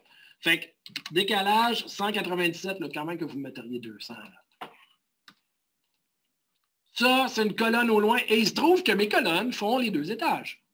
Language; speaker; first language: French; native; French